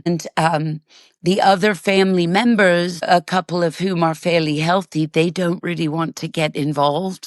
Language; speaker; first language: English; native; English